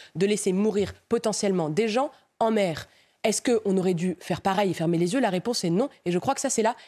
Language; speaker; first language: French; native; French